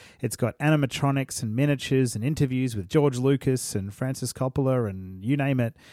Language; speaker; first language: English; native; English